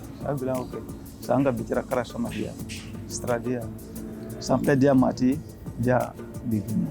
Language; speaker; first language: Indonesian; non-native, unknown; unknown